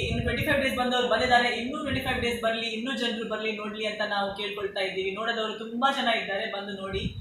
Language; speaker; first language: Kannada; non-native, local second language; Konkani